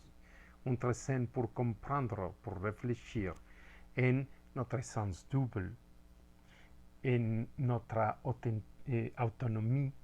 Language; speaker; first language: French; non-native, fluent; Spanish